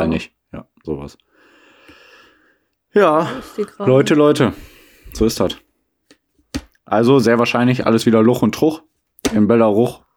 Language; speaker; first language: German; native; German